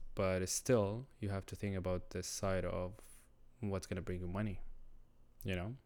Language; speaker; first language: English; non-native, learner; Arabic